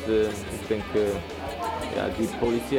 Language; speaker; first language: Dutch; non-native, learner; Polish